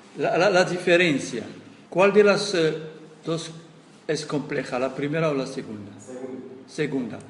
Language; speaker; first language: Spanish; non-native, fluent; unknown